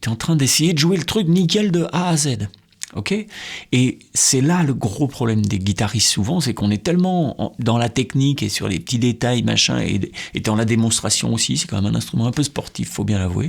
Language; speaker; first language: French; native; French